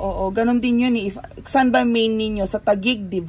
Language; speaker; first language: Filipino; native; Filipino